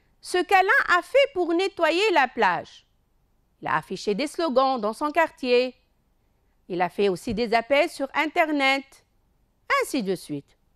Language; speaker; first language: French; non-native, local second language; Arabic